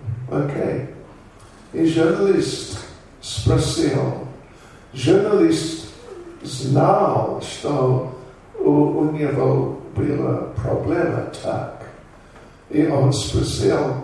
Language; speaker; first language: Russian; non-native, learner; English